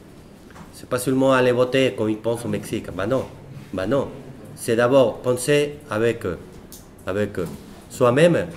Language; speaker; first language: French; non-native, fluent; Spanish